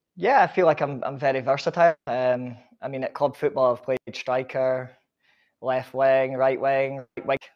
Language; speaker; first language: English; native; English